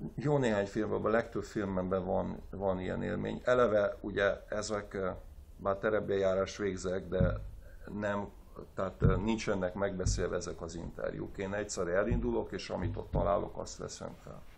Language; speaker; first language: Hungarian; native; Hungarian